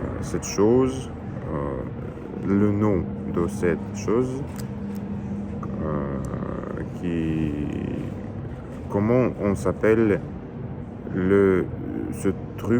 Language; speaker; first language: French; non-native, learner; Russian